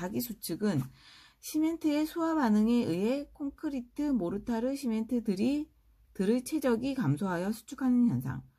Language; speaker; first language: Korean; native; Korean